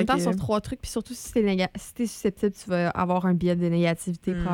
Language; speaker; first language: French; native; French